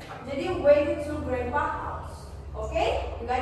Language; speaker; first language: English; non-native, learner; Indonesian